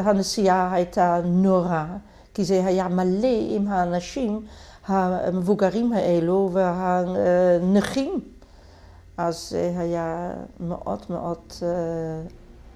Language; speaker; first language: Hebrew; non-native, fluent; Dutch